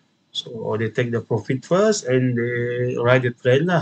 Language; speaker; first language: English; non-native, local second language; Malay